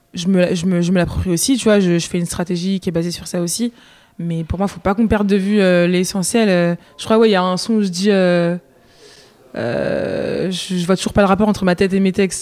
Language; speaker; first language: French; native; French